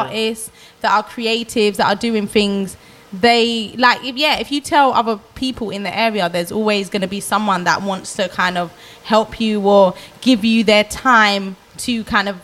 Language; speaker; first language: English; native; English